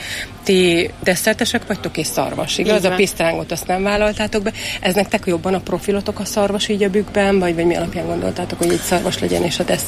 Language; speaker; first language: Hungarian; native; Hungarian